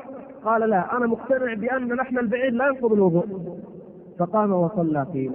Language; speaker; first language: Arabic; native; Arabic